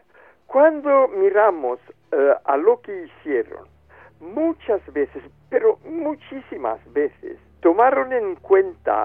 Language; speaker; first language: Spanish; non-native, fluent; French